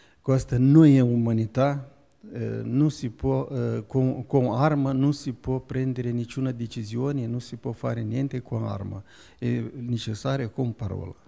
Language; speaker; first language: Italian; non-native, learner; Romanian